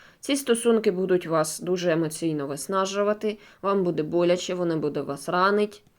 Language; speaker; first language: Ukrainian; non-native, local second language; Russian